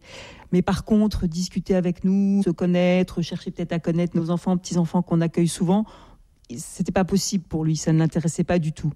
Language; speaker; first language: French; native; French